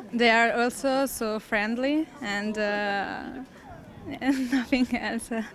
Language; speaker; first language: English; non-native, learner; Italian